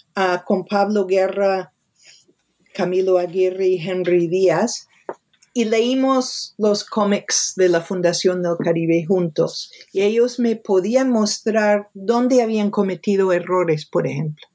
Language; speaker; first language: Spanish; non-native, fluent; English